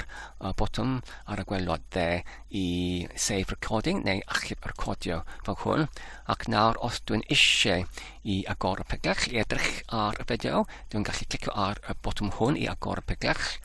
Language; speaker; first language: Welsh; non-native, learner; Polish